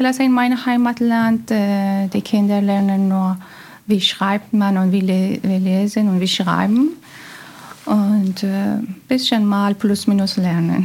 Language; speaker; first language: German; non-native, learner; Persian